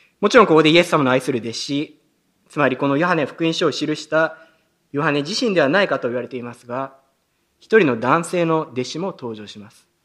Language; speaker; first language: Japanese; native; Japanese